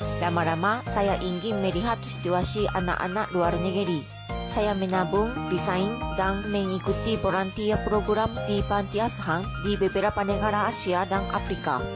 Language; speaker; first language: Indonesian; non-native, fluent; Japanese